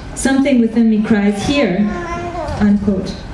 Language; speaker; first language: English; early bilingual, other home language; Hungarian